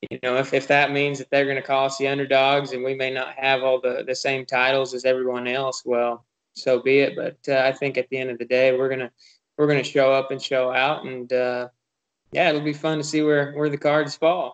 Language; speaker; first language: English; native; English